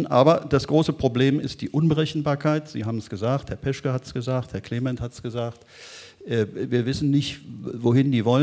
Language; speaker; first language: German; native; German